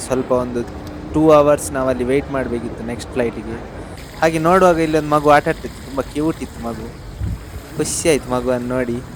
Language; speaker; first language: Kannada; non-native, local second language; Tulu